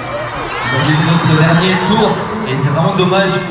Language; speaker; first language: French; native; French